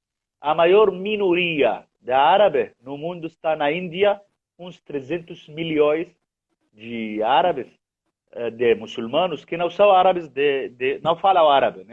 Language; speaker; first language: Portuguese; non-native, fluent; Arabic